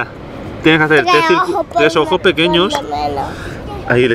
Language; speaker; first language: Spanish; native; Spanish